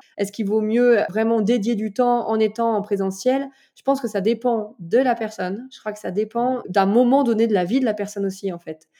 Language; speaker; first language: French; native; French